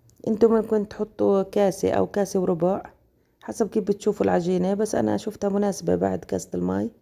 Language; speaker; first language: Arabic; native; Arabic